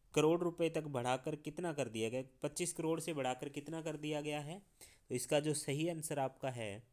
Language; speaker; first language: Hindi; non-native, local second language; Punjabi